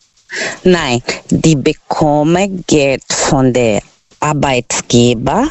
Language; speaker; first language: German; non-native, learner; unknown